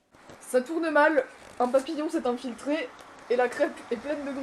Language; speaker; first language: French; native; French